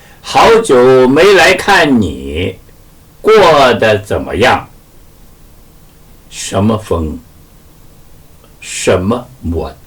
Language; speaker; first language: Chinese; non-native, fluent; Korean